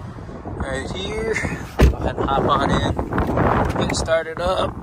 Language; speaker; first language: English; native; English